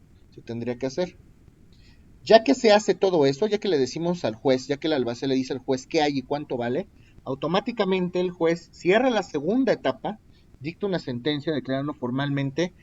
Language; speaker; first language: Spanish; native; Spanish